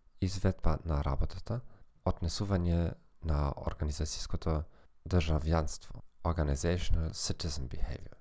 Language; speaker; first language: Macedonian; non-native, learner; German